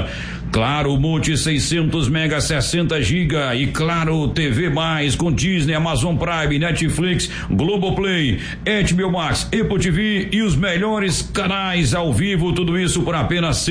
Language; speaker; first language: Portuguese; native; Portuguese